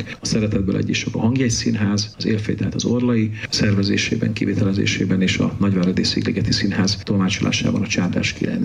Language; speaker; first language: Hungarian; native; Hungarian